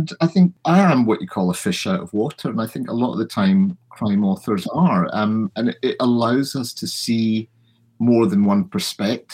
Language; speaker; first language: English; native; English